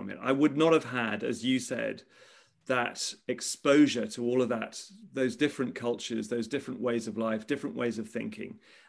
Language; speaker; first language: English; native; English